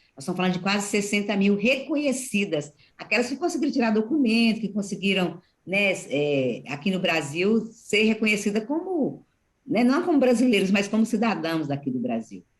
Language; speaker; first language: Portuguese; native; Portuguese